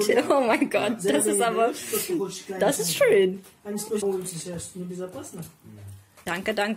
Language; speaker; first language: German; non-native, learner; Uzbek